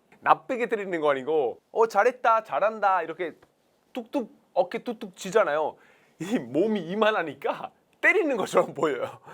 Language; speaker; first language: Korean; non-native, fluent; Italian